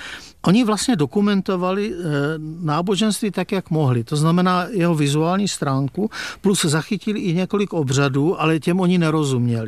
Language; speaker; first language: Czech; native; Czech